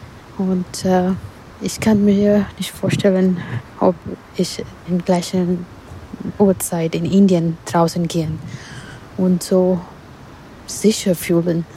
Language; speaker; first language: German; non-native, learner; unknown